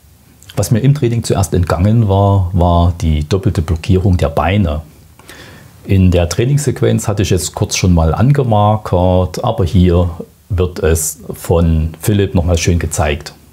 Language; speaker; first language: German; native; German